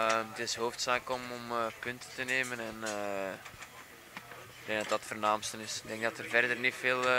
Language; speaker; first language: Dutch; native; Dutch